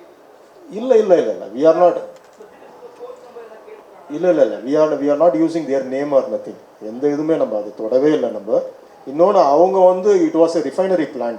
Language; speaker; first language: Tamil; native; Tamil